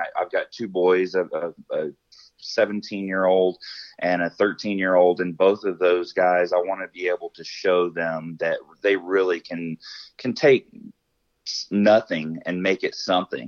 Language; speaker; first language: English; native; English